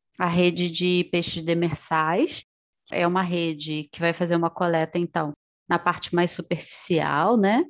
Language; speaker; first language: Portuguese; native; Portuguese